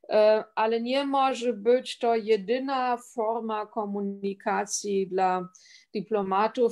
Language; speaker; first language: Polish; non-native, fluent; German